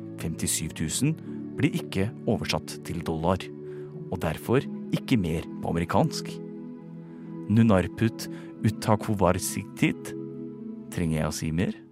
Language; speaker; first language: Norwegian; native; Norwegian